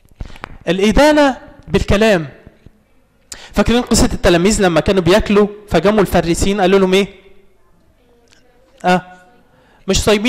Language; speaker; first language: Arabic; native; Arabic